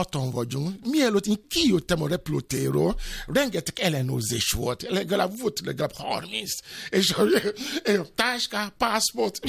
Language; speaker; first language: Hungarian; non-native, fluent; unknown